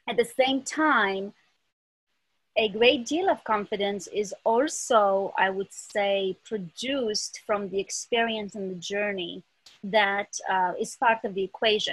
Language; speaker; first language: English; early bilingual, other home language; Romanian